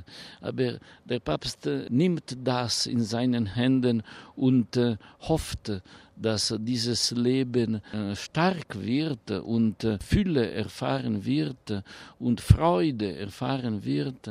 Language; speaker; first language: German; non-native, fluent; Italian